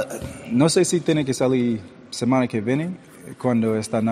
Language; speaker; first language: Spanish; early bilingual, heritage; English